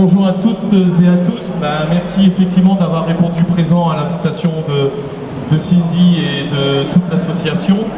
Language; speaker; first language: French; native; French